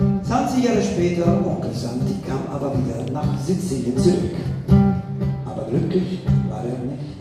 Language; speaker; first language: German; non-native, fluent; Italian